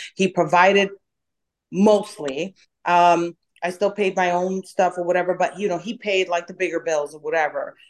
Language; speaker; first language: English; native; English